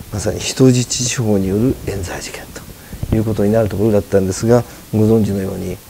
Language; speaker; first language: Japanese; native; Japanese